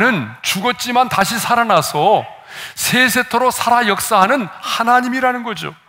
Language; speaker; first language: Korean; native; Korean